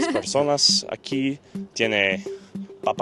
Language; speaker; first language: Spanish; non-native, learner; English